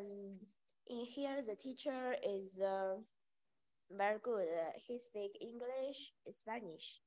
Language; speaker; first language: English; non-native, learner; Spanish